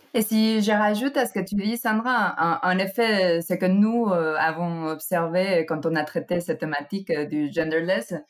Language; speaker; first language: French; non-native, fluent; Spanish